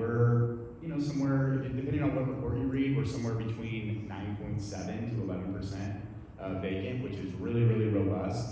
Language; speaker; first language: English; native; English